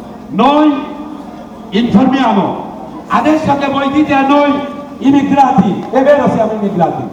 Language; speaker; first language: Italian; non-native, learner; Bangla